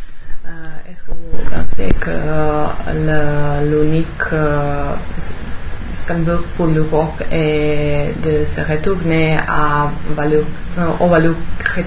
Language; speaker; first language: French; non-native, learner; Serbian